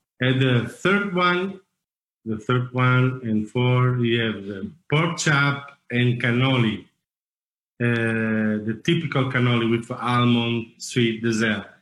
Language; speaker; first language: English; non-native, learner; Italian